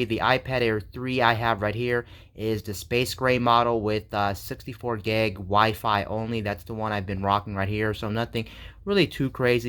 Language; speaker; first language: English; native; English